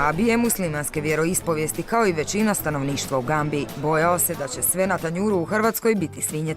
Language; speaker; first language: Croatian; native; Croatian